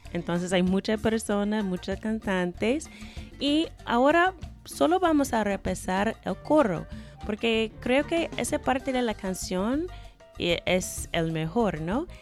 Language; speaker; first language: Spanish; non-native, fluent; English